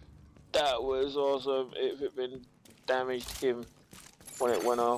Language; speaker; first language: English; native; English